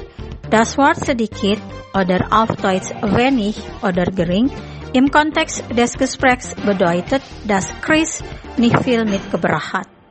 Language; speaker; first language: German; non-native, fluent; Indonesian